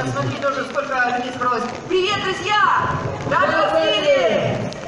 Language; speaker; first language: Russian; native; Russian